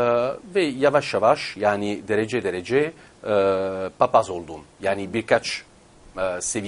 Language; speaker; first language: Turkish; non-native, fluent; Italian